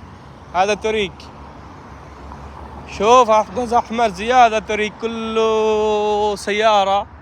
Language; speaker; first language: Arabic; non-native, learner; Bangla